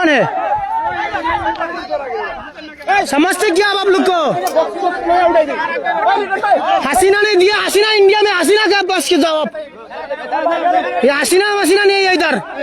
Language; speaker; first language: Hindi; non-native, learner; Bangla